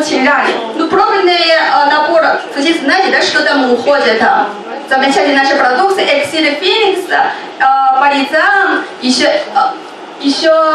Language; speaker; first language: Russian; non-native, learner; Chinese